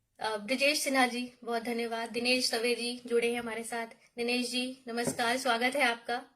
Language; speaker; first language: Hindi; native; Hindi